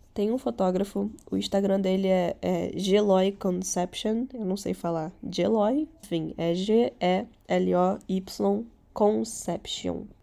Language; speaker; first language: Portuguese; early bilingual, other home language; Catalan